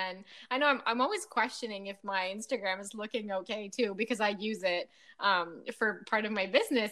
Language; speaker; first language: English; non-native, fluent; French